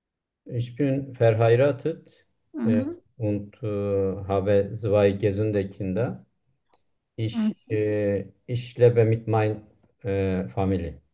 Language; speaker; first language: German; non-native, learner; Turkish